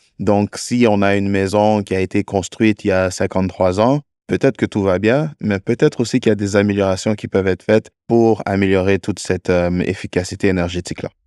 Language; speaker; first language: French; native; French